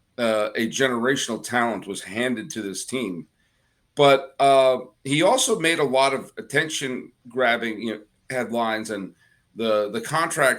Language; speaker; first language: English; native; English